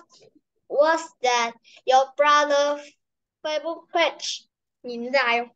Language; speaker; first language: English; non-native, learner; Vietnamese